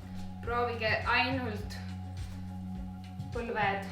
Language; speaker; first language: Estonian; non-native, learner; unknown